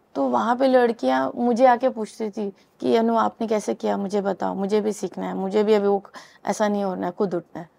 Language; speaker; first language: Hindi; native; Hindi